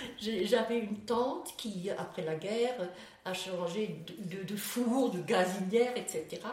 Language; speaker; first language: French; non-native, local second language; Swiss German